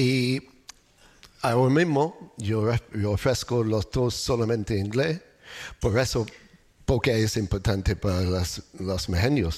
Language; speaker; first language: Spanish; non-native, learner; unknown